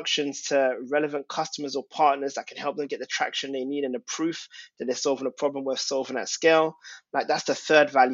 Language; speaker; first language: English; native; English